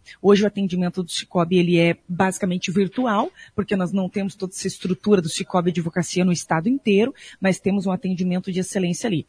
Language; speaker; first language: Portuguese; native; Portuguese